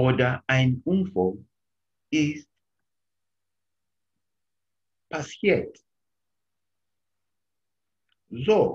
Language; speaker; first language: German; non-native, fluent; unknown